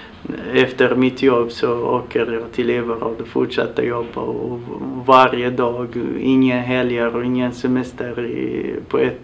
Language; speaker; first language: Swedish; non-native, fluent; Arabic